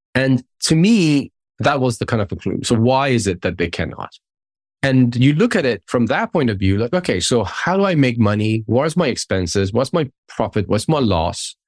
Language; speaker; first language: English; non-native, fluent; Persian